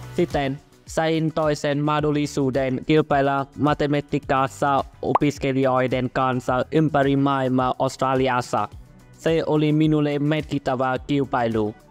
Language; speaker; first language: Finnish; non-native, learner; Vietnamese